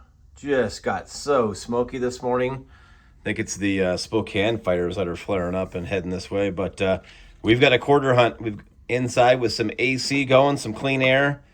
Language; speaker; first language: English; native; English